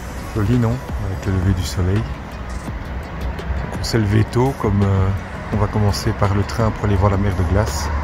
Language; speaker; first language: French; native; French